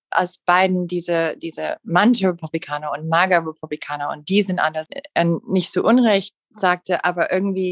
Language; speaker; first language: German; non-native, learner; English